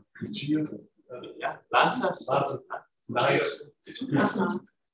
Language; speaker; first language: Spanish; non-native, learner; English